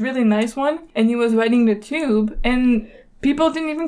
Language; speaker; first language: English; non-native, fluent; French